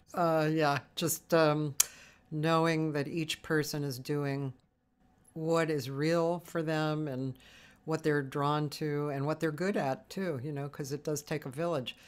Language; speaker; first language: English; native; English